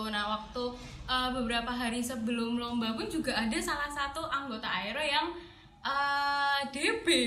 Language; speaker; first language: Indonesian; native; Indonesian